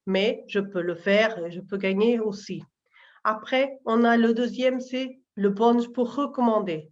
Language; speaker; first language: French; non-native, learner; Portuguese